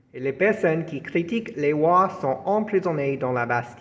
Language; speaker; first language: French; non-native, fluent; English